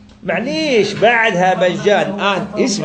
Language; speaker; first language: Arabic; native; Arabic